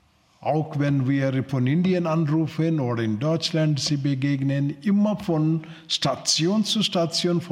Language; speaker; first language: German; non-native, learner; Telugu